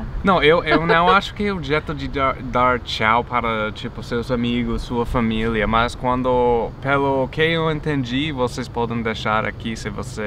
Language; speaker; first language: Portuguese; non-native, fluent; English